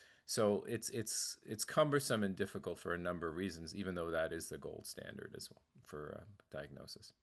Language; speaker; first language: English; native; English